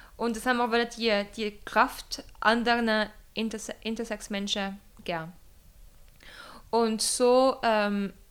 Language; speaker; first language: German; non-native, local second language; French